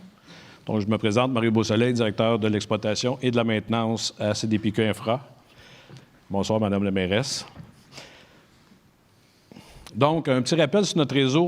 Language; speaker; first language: French; native; French